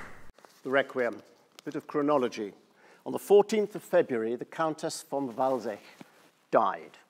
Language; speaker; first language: English; native; English